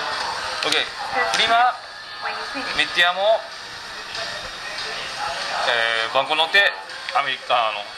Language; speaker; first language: Italian; non-native, learner; Japanese